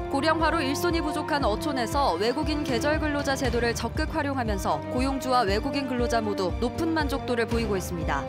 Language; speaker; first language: Korean; native; Korean